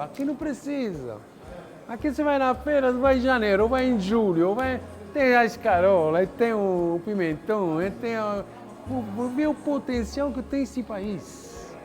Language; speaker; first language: Portuguese; non-native, fluent; Italian